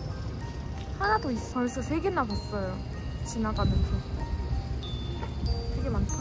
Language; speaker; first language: Korean; non-native, fluent; Russian